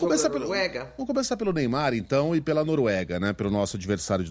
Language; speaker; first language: Portuguese; native; Portuguese